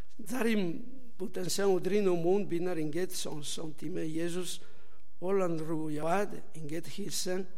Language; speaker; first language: Mongolian; non-native, learner; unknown